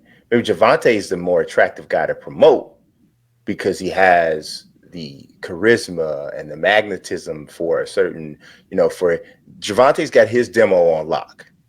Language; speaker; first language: English; native; English